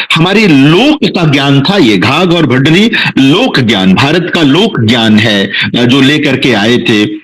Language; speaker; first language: Hindi; non-native, local second language; Bhojpuri